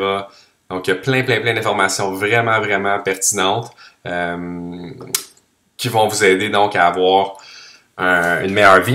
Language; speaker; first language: French; native; French